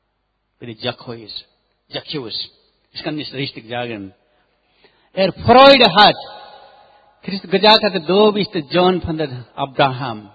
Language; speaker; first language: German; non-native, learner; Nepali